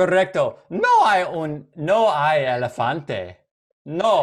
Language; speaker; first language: Spanish; non-native, fluent; English